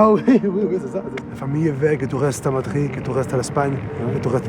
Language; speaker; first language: French; non-native, learner; Spanish